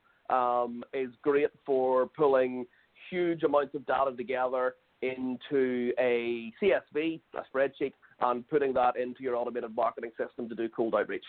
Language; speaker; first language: English; native; English